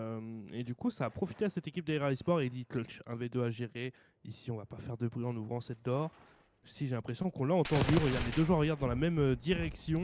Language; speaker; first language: French; native; French